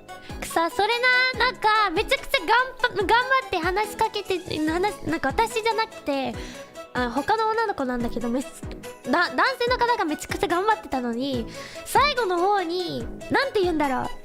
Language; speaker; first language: Japanese; non-native, learner; English